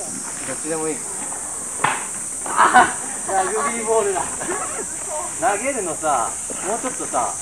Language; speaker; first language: Japanese; native; Japanese